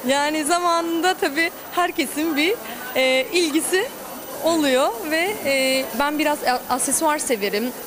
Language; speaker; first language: Turkish; early bilingual, heritage; Turkish